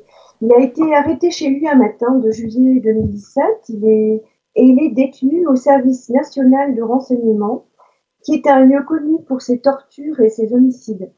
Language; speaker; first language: French; native; French